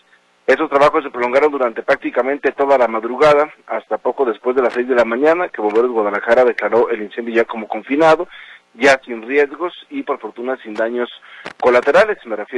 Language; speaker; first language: Spanish; native; Spanish